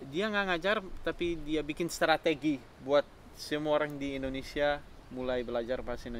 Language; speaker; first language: Indonesian; non-native, fluent; Dutch